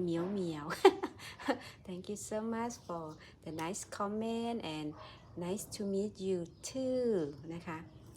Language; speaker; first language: English; non-native, learner; Thai